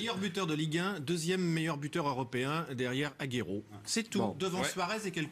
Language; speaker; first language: French; native; French